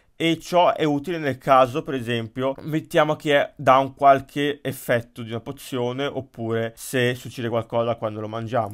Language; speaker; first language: Italian; native; Italian